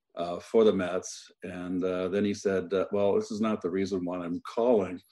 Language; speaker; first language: English; native; English